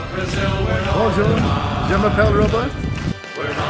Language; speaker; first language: French; non-native, learner; English